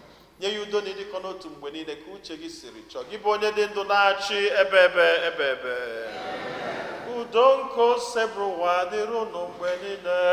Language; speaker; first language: Igbo; native; Igbo